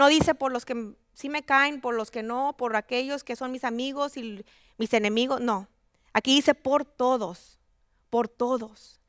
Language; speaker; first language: Spanish; native; Spanish